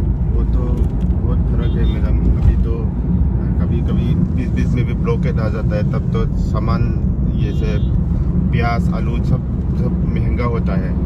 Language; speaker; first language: Hindi; non-native, local second language; Manipuri